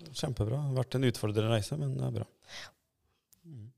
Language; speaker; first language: Norwegian; early bilingual, other home language; Albanian